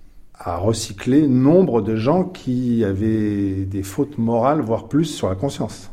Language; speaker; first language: French; native; French